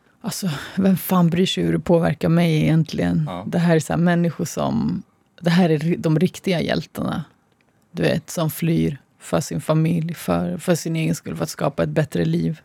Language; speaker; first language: Swedish; early bilingual, other home language; Arabic